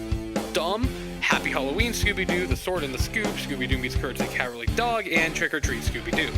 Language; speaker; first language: English; native; English